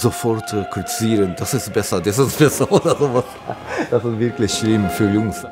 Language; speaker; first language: German; non-native, learner; Japanese